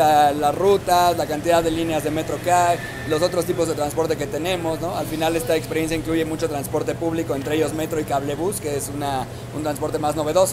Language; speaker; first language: Spanish; native; Spanish